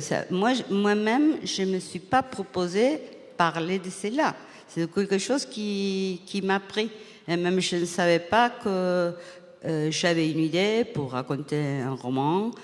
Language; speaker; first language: French; non-native, fluent; Spanish